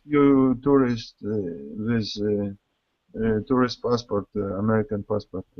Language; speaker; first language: English; non-native, learner; Russian